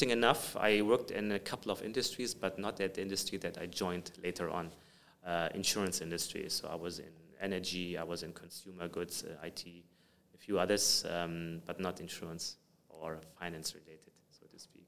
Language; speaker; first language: English; non-native, fluent; German